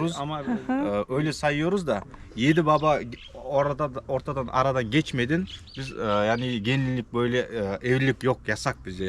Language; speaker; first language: Turkish; non-native, learner; Kazakh